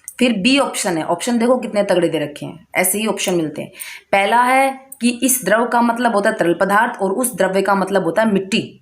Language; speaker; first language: Hindi; native; Hindi